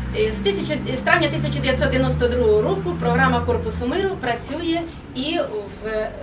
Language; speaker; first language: Ukrainian; non-native, fluent; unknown